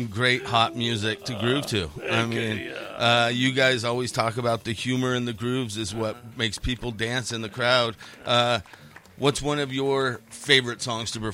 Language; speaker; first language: English; native; English